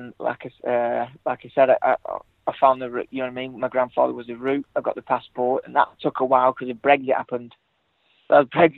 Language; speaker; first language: English; native; English